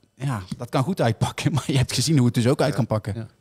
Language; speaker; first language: Dutch; native; Dutch